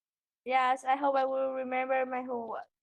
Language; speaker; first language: English; non-native, learner; Vietnamese